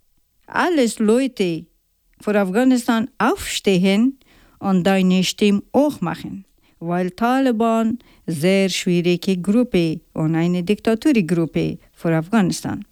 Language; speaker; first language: German; non-native, learner; Persian